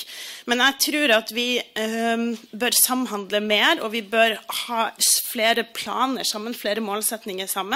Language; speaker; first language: Norwegian; native; Norwegian